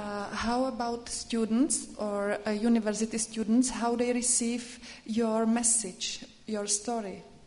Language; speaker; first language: English; non-native, fluent; Czech